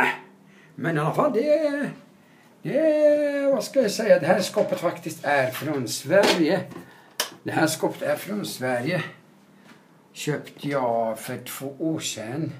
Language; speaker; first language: Swedish; non-native, fluent; Arabic